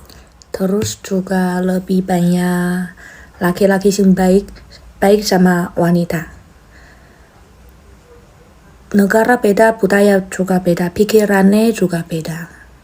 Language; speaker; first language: Indonesian; non-native, fluent; Chinese